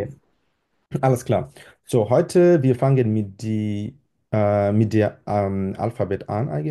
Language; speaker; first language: German; non-native, fluent; Bangla